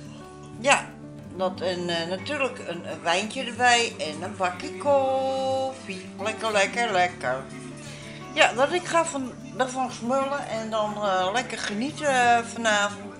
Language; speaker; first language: Dutch; native; Dutch